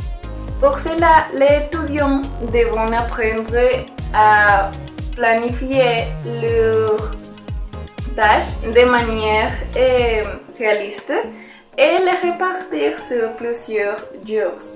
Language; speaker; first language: French; non-native, learner; Spanish